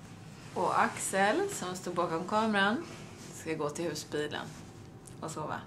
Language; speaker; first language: Swedish; native; Swedish